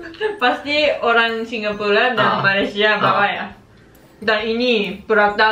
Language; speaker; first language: Indonesian; non-native, learner; Japanese